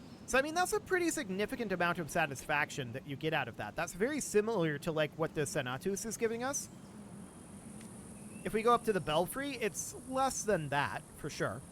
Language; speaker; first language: English; native; English